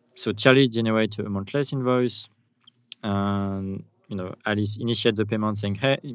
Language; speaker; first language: English; non-native, fluent; French